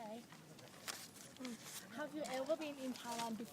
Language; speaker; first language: English; non-native, learner; Thai